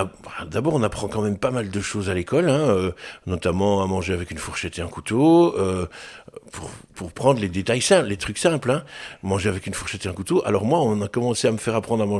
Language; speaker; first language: French; native; French